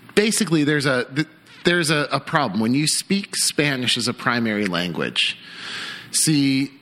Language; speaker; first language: Spanish; non-native, fluent; English